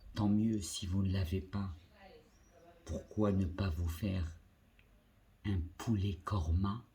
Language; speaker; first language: French; non-native, local second language; Arabic